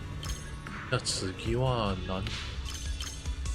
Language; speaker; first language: Japanese; non-native, learner; English